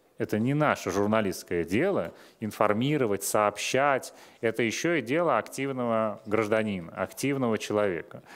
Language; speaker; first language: Russian; native; Russian